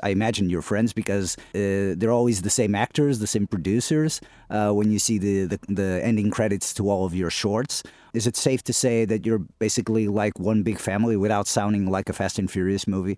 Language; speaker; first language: English; non-native, fluent; Portuguese